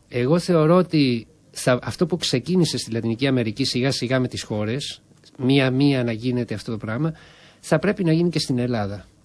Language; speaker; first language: Greek; non-native, fluent; Spanish